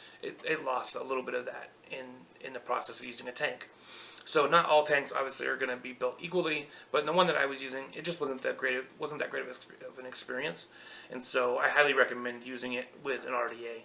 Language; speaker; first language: English; native; English